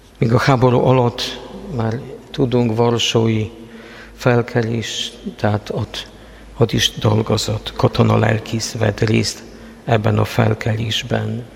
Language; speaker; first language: Hungarian; non-native, fluent; Polish